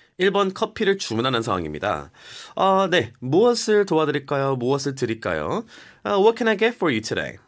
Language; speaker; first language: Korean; early bilingual, heritage; Korean